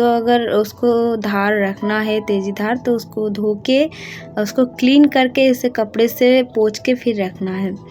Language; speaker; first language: Hindi; non-native, local second language; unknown